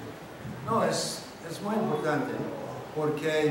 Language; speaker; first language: Spanish; non-native, fluent; English